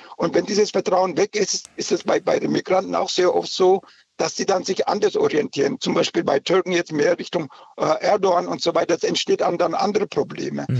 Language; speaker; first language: German; early bilingual, other home language; Turkish